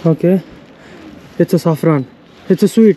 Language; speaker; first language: Hindi; native; Hindi